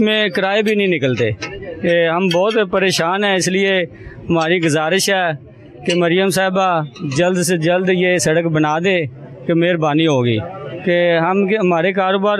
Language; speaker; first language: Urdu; non-native, local second language; Punjabi